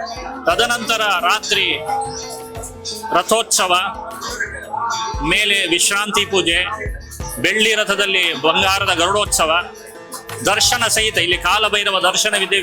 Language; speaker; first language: Kannada; non-native, local second language; Konkani